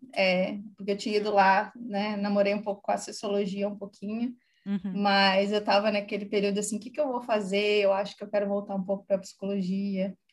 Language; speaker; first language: Portuguese; native; Portuguese